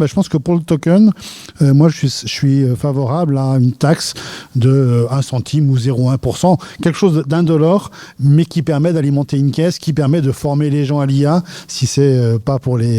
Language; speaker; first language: French; native; French